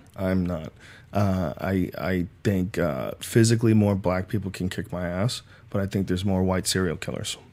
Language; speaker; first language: English; native; English